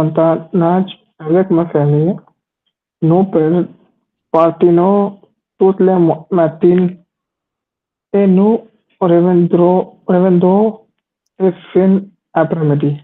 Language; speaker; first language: French; non-native, learner; Hindi